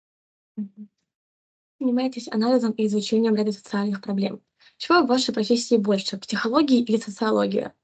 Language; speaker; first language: Russian; native; Russian